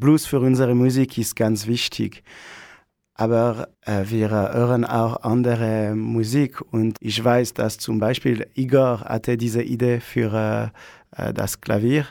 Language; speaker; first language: German; non-native, learner; Italian